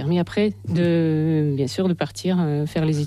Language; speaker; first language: French; non-native, fluent; Russian